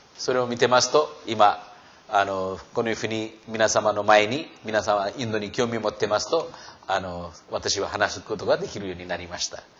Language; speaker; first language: Japanese; non-native, fluent; Hindi